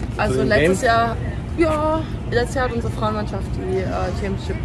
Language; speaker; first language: German; native; German